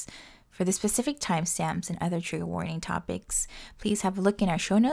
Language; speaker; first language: English; early bilingual, other home language; Spanish